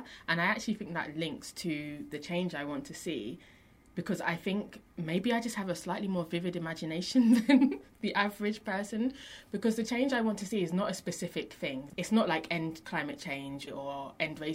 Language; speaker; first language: English; native; English